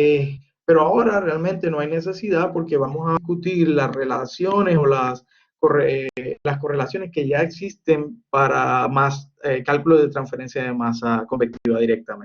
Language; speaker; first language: Spanish; native; Spanish